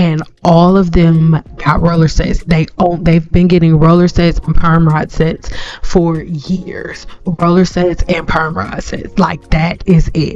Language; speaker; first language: English; native; English